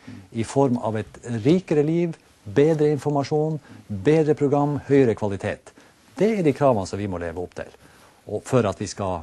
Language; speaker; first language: Norwegian; native; Norwegian